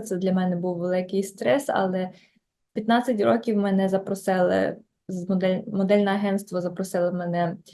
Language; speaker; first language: Ukrainian; early bilingual, heritage; Ukrainian